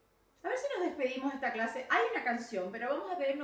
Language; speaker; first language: Spanish; native; Spanish